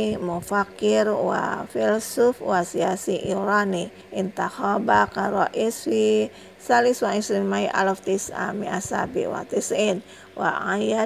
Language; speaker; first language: Arabic; non-native, fluent; Indonesian